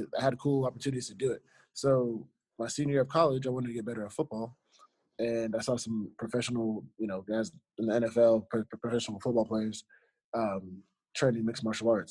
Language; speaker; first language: English; native; English